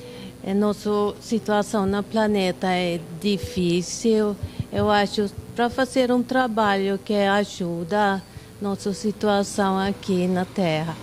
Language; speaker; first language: Portuguese; non-native, learner; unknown